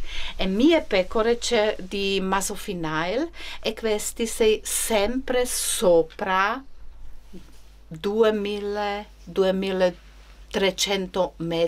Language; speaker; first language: Italian; non-native, learner; Czech